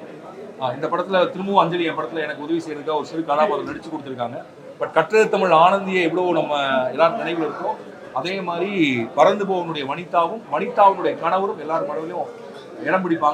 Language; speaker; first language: Tamil; native; Tamil